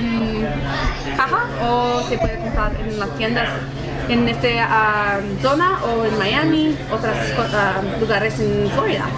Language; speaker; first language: Spanish; non-native, learner; English